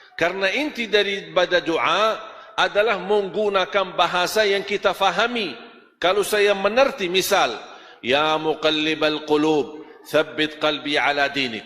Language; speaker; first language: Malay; non-native, fluent; Arabic